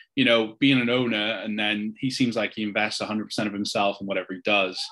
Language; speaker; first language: English; native; English